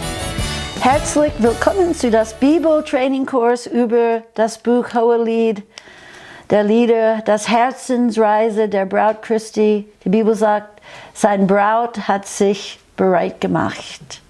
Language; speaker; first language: German; non-native, fluent; English